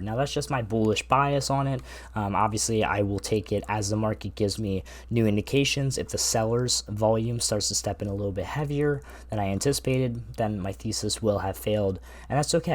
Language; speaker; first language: English; native; English